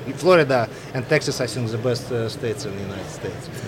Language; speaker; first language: English; non-native, fluent; Russian